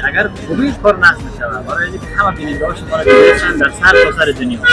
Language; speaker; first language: Persian; native; Persian